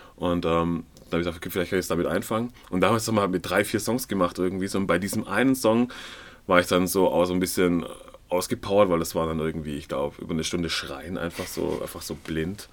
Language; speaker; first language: German; native; German